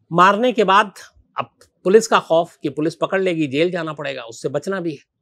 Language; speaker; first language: Hindi; native; Hindi